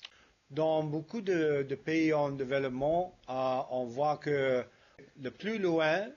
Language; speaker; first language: French; non-native, fluent; English